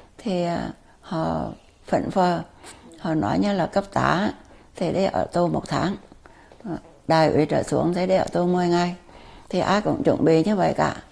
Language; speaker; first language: Vietnamese; native; Vietnamese